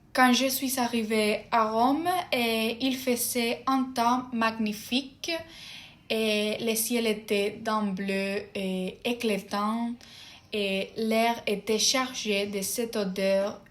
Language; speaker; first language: French; non-native, fluent; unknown